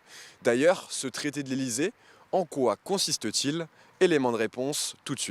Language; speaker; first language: French; native; French